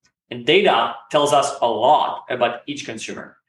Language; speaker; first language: English; non-native, fluent; Hebrew